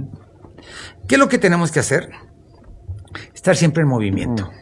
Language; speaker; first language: Spanish; native; Spanish